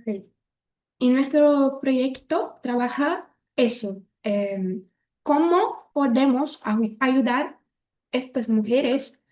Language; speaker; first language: Spanish; non-native, learner; Portuguese